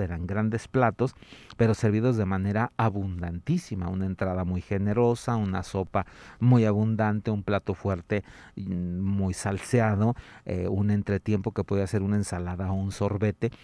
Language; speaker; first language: Spanish; native; Spanish